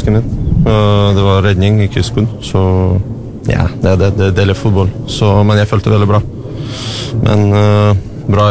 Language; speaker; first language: Norwegian; non-native, learner; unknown